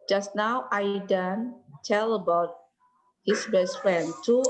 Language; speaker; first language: English; non-native, learner; Indonesian